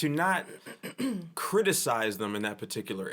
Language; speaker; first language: English; native; English